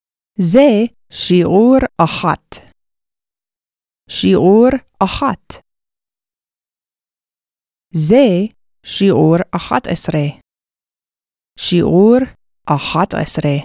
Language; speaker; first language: Hebrew; non-native, fluent; English